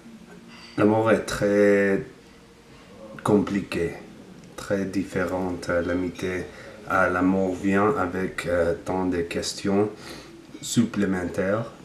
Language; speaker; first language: French; non-native, learner; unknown